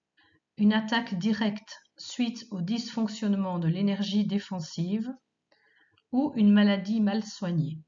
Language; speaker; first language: French; native; French